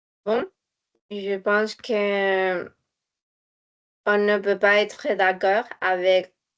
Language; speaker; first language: French; non-native, learner; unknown